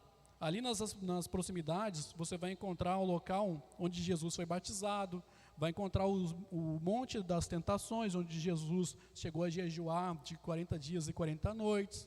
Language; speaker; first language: Portuguese; native; Portuguese